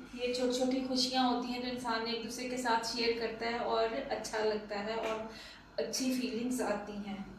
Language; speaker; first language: Urdu; non-native, local second language; Punjabi